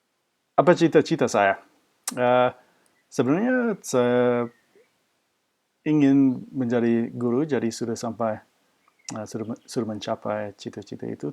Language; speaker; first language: Indonesian; non-native, fluent; English